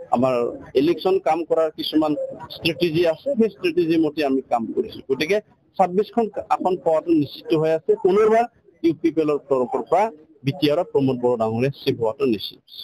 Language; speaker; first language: Assamese; non-native, local second language; Bodo